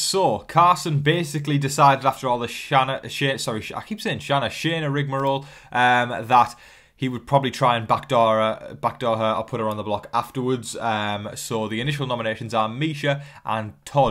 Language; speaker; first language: English; native; English